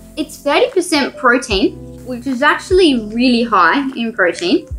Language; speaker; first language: English; native; English